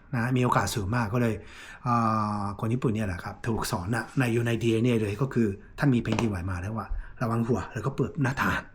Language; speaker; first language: Thai; non-native, fluent; Japanese